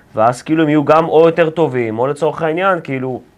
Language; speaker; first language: Hebrew; native; Hebrew